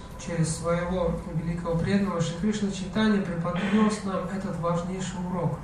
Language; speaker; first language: Russian; native; Russian